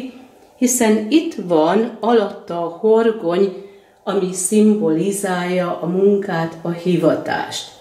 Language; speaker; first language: Hungarian; native; Hungarian